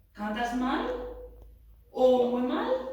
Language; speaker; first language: Spanish; non-native, fluent; Estonian